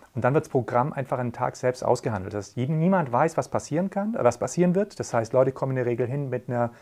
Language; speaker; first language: German; native; German